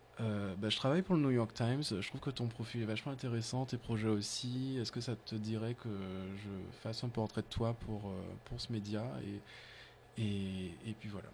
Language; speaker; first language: French; native; French